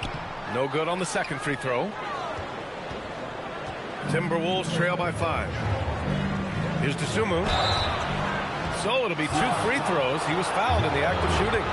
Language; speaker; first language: English; native; English